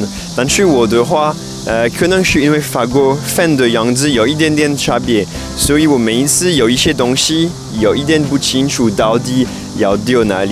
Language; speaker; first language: Chinese; non-native, fluent; French